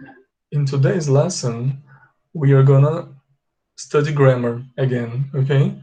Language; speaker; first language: English; non-native, fluent; Portuguese